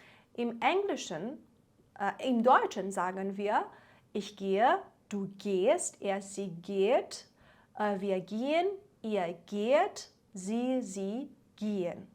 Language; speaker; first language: German; non-native, fluent; Persian